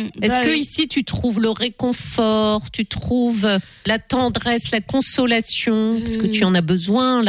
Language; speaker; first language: French; native; French